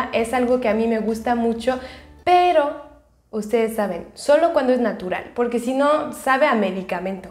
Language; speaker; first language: Spanish; non-native, fluent; French